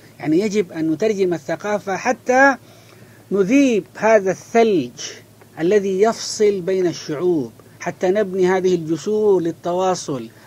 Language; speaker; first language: Arabic; non-native, fluent; Malay